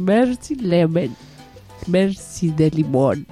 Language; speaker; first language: Spanish; native; Spanish